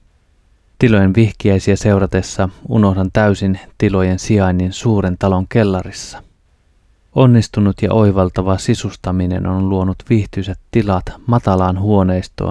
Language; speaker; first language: Finnish; native; Finnish